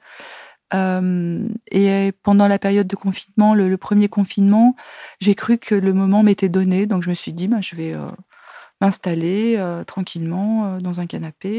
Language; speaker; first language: French; native; French